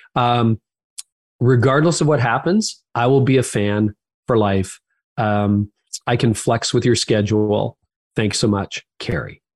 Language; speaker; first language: English; native; English